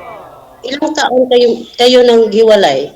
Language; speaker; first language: Filipino; non-native, local second language; Cebuano